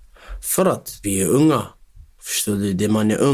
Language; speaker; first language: Swedish; non-native, local second language; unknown